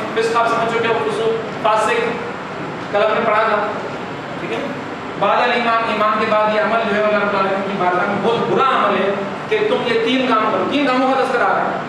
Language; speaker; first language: Urdu; non-native, local second language; Sindhi